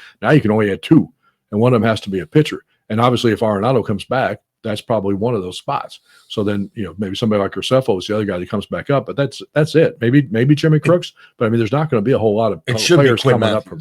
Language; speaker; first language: English; native; English